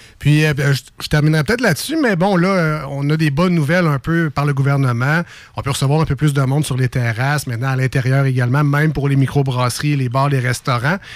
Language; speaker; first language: French; native; French